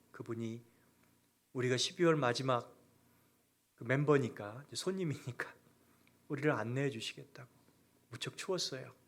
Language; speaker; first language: Korean; native; Korean